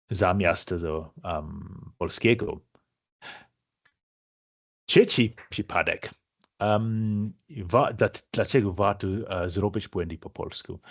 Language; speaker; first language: Polish; non-native, fluent; English